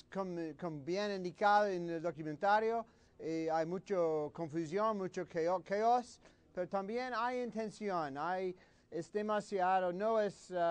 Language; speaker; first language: Spanish; non-native, fluent; English